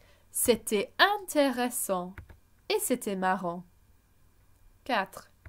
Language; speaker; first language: French; non-native, fluent; English